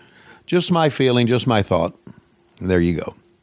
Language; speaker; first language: English; native; English